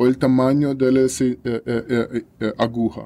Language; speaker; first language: Spanish; non-native, learner; Russian